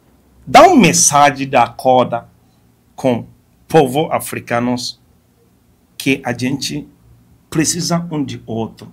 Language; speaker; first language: Portuguese; non-native, fluent; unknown